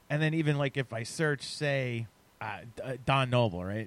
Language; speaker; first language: English; native; English